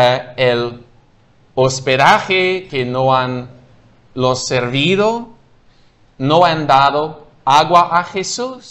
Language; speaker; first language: Spanish; non-native, fluent; English